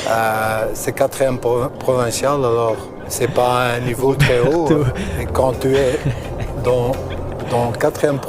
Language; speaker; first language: French; non-native, local second language; Dutch